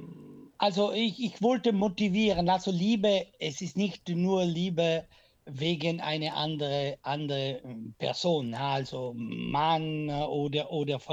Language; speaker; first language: German; non-native, fluent; Italian